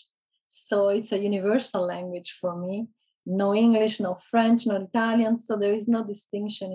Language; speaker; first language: English; non-native, fluent; Italian